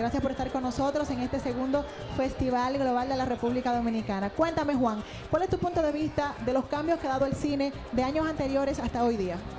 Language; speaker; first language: Spanish; native; Spanish